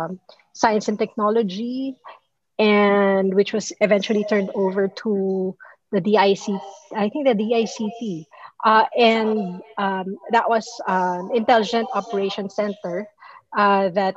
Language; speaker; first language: English; non-native, local second language; Filipino